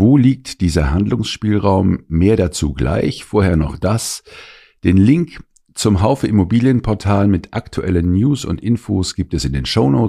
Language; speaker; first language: German; native; German